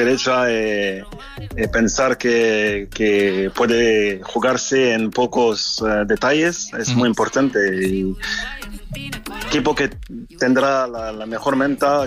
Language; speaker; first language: Spanish; non-native, fluent; French